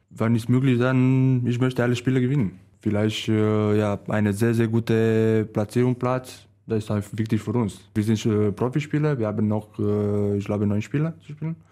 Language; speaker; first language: German; non-native, learner; Romanian